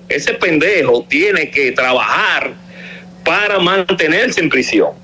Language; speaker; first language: Spanish; native; Spanish